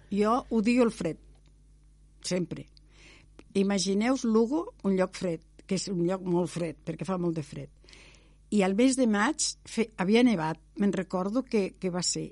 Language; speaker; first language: Catalan; non-native, local second language; Spanish